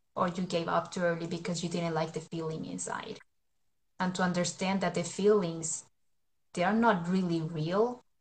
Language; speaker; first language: English; non-native, fluent; Spanish